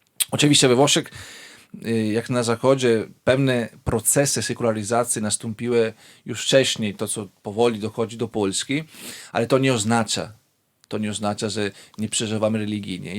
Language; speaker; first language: Polish; non-native, fluent; Italian